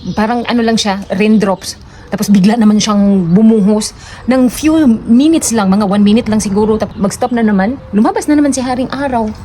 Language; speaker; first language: Filipino; non-native, local second language; Cebuano